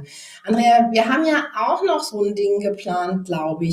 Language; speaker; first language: German; native; German